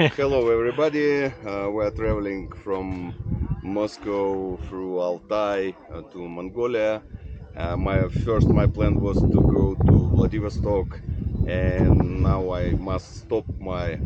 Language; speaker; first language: English; non-native, fluent; Russian